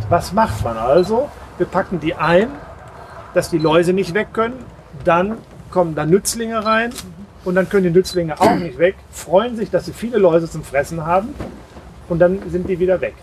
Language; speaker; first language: German; native; German